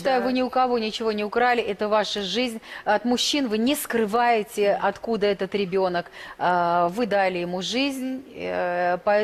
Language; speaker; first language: Russian; native; Russian